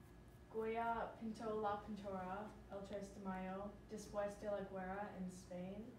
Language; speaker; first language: Spanish; non-native, learner; English